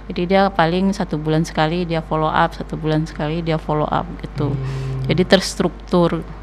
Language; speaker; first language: Indonesian; non-native, local second language; Minangkabau